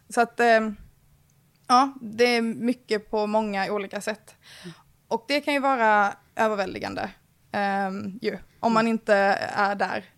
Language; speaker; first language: Swedish; native; Swedish